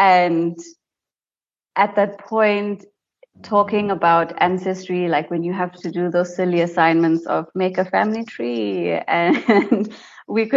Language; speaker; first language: English; native; English